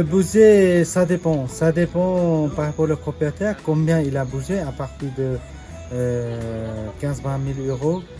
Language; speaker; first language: French; non-native, fluent; Nepali